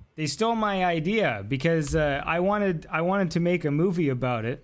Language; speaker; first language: English; native; English